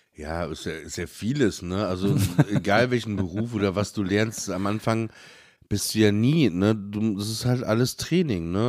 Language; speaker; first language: German; native; German